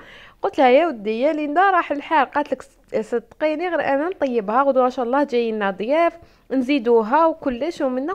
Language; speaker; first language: Arabic; native; Arabic